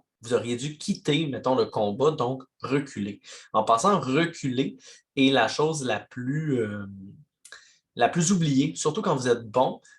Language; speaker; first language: French; native; French